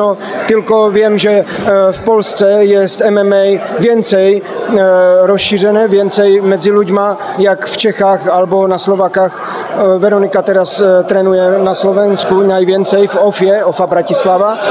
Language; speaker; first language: Polish; non-native, learner; Czech